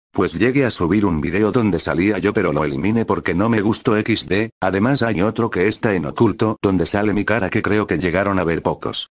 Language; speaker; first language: Spanish; native; Spanish